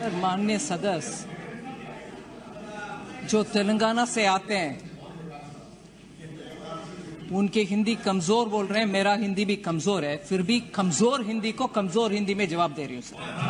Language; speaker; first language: Hindi; non-native, local second language; Tamil